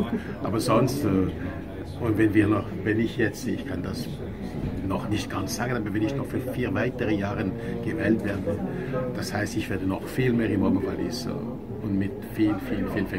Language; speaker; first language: German; non-native, local second language; French